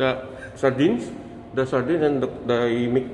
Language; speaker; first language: English; non-native, learner; Filipino